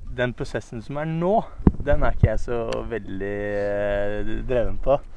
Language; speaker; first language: Norwegian; native; Norwegian